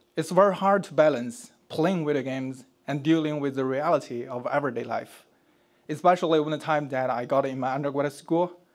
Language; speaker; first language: English; non-native, fluent; Chinese